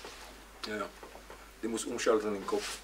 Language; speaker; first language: German; non-native, fluent; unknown